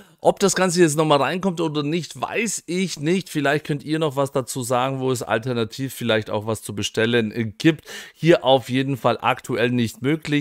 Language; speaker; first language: German; native; German